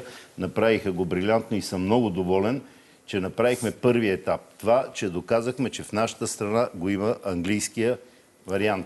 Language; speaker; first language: Bulgarian; native; Bulgarian